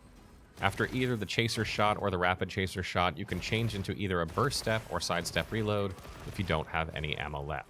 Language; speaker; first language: English; native; English